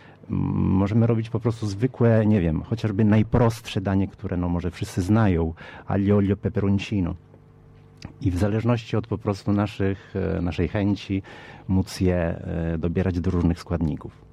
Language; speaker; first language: Polish; early bilingual, heritage; Polish